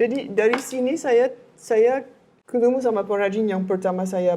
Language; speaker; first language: Indonesian; non-native, learner; French